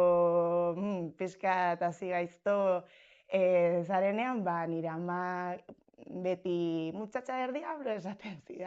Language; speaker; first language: Basque; non-native, local second language; Spanish